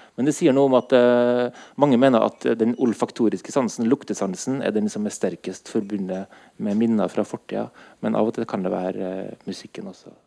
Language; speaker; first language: Norwegian; native; Norwegian